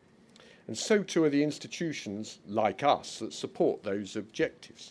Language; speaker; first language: English; native; English